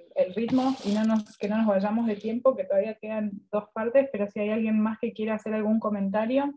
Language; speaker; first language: Spanish; native; Spanish